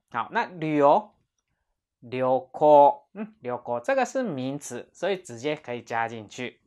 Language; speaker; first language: Chinese; non-native, fluent; Japanese